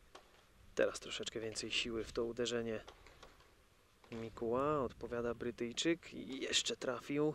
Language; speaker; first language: Polish; native; Polish